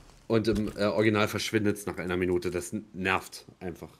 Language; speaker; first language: German; native; German